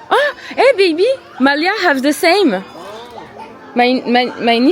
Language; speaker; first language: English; non-native, learner; French